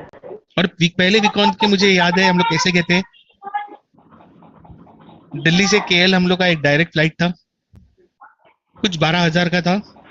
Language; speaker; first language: Hindi; native; Hindi